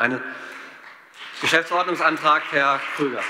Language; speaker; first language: German; native; German